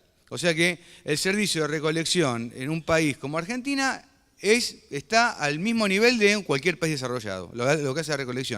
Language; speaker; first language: Spanish; native; Spanish